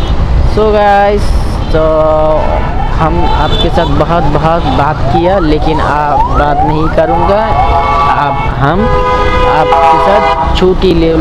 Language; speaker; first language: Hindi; non-native, learner; Bangla